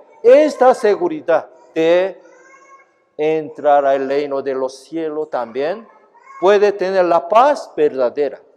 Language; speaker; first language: Spanish; non-native, fluent; Korean